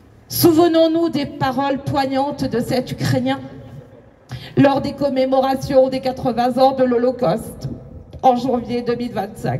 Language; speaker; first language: French; native; French